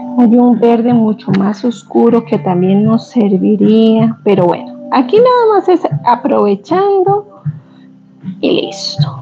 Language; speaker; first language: Spanish; native; Spanish